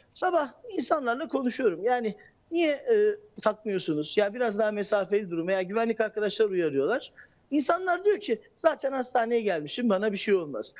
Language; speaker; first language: Turkish; native; Turkish